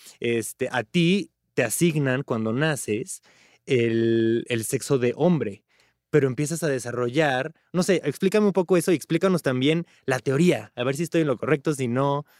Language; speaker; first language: Spanish; native; Spanish